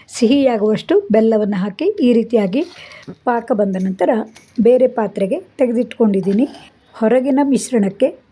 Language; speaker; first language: Kannada; non-native, local second language; Konkani